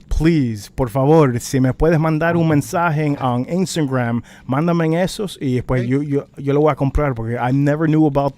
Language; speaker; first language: Spanish; early bilingual, heritage; Spanish